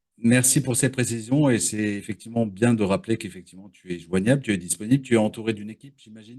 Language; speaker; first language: French; native; French